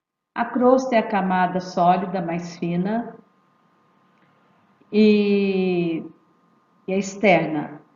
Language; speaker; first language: Portuguese; native; Portuguese